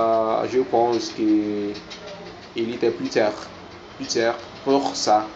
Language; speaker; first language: French; non-native, learner; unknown